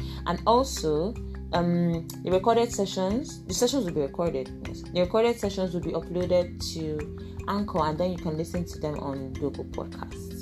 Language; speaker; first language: English; non-native, local second language; Igbo